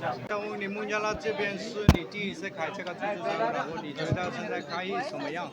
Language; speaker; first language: Chinese; non-native, fluent; Bangla